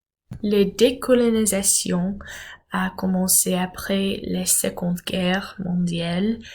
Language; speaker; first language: French; non-native, learner; English